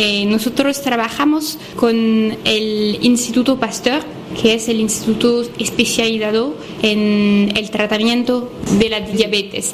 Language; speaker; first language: Spanish; non-native, fluent; French